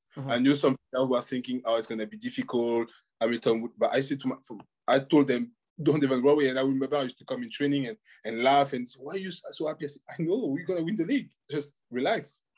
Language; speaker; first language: English; non-native, fluent; French